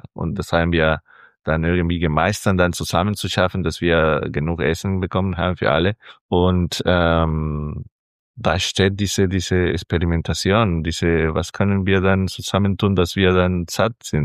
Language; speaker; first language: German; non-native, fluent; Spanish